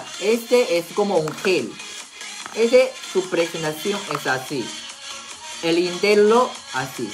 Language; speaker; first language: Spanish; non-native, learner; Chinese